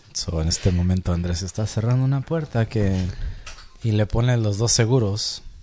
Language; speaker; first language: Spanish; early bilingual, heritage; Spanish